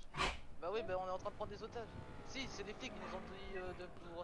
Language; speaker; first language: French; native; French